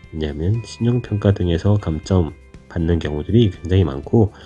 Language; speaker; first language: Korean; native; Korean